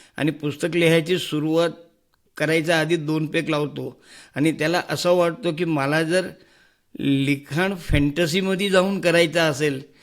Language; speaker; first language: Marathi; non-native, local second language; Hindi